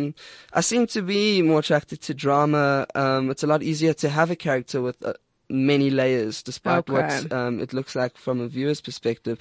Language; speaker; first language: English; native; English